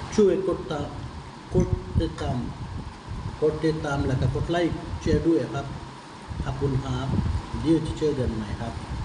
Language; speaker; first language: Thai; non-native, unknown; Urdu